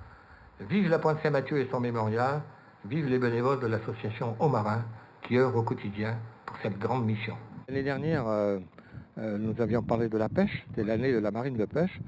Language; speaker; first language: French; native; French